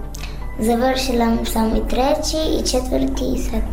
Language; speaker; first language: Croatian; non-native, learner; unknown